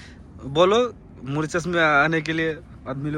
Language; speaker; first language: Hindi; non-native, learner; Bangla